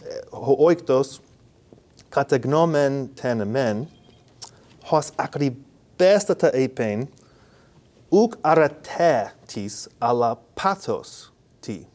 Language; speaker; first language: Greek; non-native, fluent; English